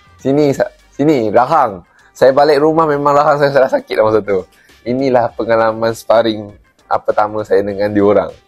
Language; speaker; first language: Malay; non-native, local second language; Chinese